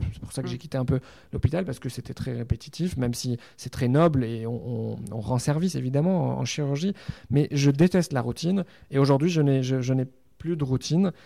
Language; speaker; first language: French; non-native, local second language; Arabic